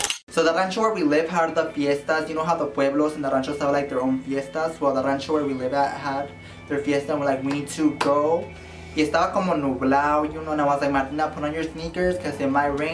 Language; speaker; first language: English; early bilingual, other home language; Spanish